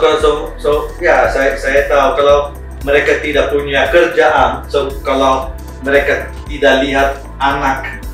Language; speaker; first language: Indonesian; non-native, fluent; Dutch